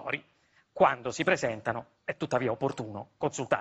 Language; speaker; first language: Italian; native; Italian